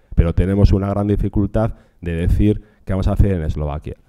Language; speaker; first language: Spanish; non-native, local second language; Basque